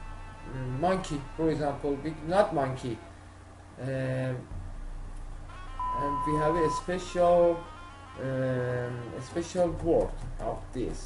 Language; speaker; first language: English; non-native, learner; Persian